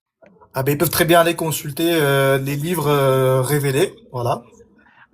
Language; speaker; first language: French; native; French